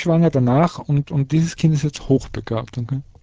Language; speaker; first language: German; early bilingual, other home language; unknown